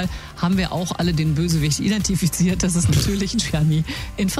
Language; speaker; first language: German; native; German